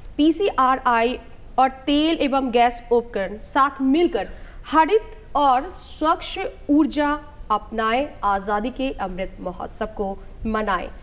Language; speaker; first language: Hindi; native; Hindi